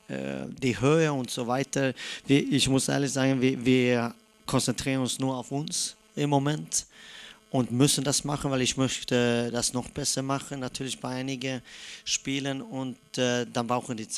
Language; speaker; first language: German; non-native, fluent; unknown